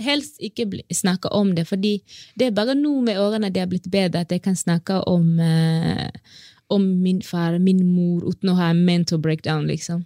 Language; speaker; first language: Norwegian; non-native, fluent; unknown